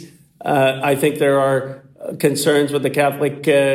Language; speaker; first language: English; native; English